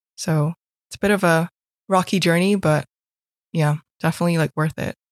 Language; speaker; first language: English; non-native, local second language; Cantonese